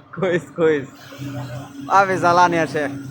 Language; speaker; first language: Arabic; non-native, learner; Bangla